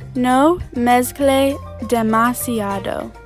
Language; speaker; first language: Spanish; non-native, learner; English